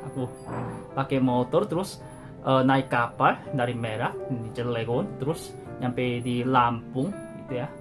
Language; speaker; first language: Indonesian; non-native, fluent; Korean